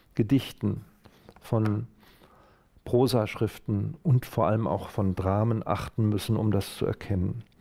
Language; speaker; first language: German; native; German